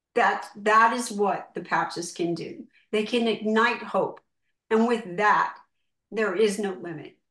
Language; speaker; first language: English; native; English